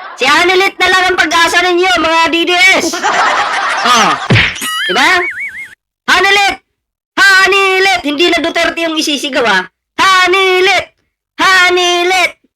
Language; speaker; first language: Filipino; non-native, local second language; Cebuano